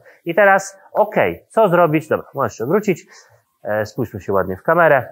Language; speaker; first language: Polish; native; Polish